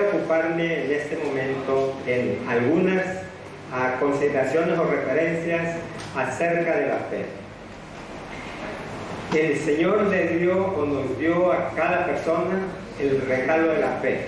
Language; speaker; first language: Spanish; native; Spanish